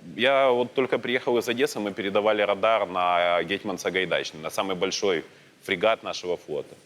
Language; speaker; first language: Russian; native; Russian